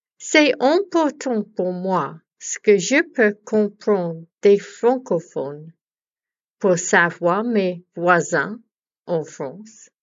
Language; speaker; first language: French; non-native, learner; English